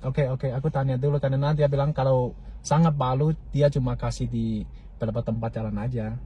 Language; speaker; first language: Indonesian; non-native, learner; Chinese